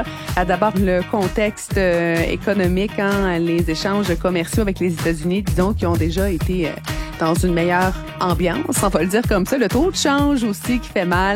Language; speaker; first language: French; native; French